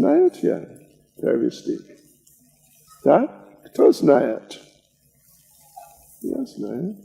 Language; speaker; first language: Russian; non-native, learner; English